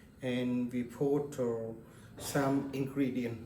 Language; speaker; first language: English; non-native, learner; Khmer